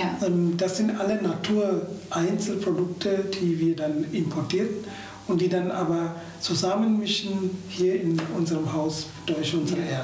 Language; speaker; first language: German; non-native, fluent; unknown